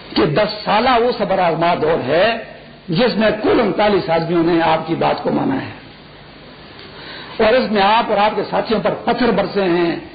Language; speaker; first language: Urdu; non-native, local second language; Pashto